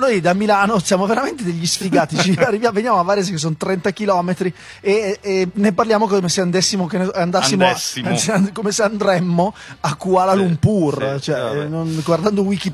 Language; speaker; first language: Italian; native; Italian